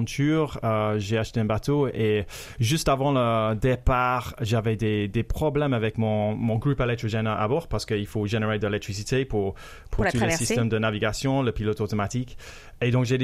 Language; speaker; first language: French; non-native, fluent; English